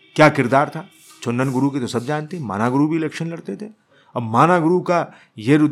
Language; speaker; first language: Hindi; native; Hindi